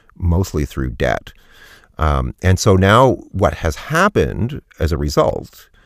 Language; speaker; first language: English; native; English